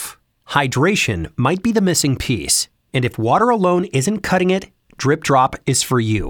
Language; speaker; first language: English; native; English